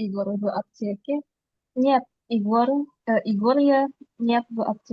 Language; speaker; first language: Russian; non-native, learner; Indonesian